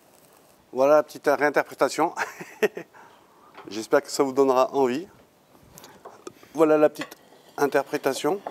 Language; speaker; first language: French; native; French